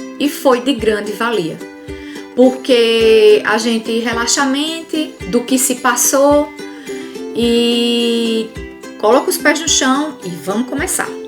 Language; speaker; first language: Portuguese; native; Portuguese